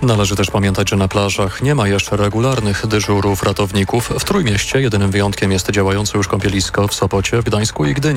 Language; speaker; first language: Polish; native; Polish